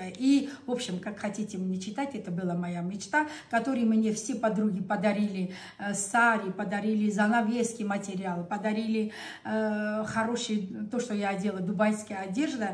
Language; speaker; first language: Russian; non-native, local second language; Armenian